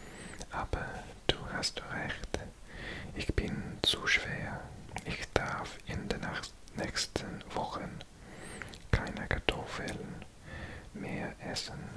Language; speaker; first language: German; non-native, learner; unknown